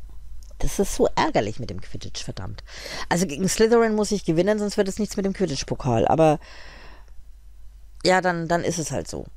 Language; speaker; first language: German; native; German